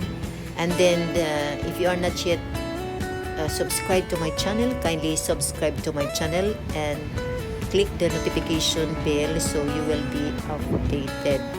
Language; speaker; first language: English; non-native, local second language; Cebuano